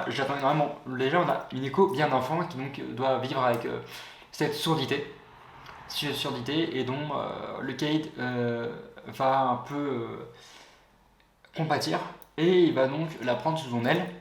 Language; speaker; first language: French; native; French